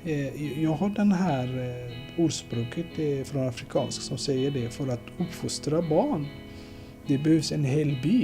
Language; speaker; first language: Swedish; non-native, fluent; Somali